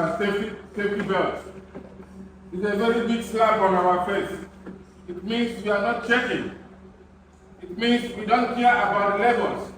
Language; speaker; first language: English; non-native, fluent; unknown